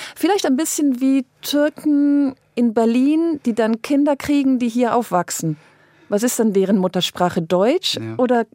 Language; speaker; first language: German; native; German